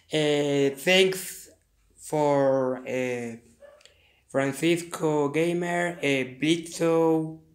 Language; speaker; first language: English; non-native, learner; Spanish